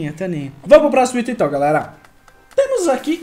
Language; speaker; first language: Portuguese; native; Portuguese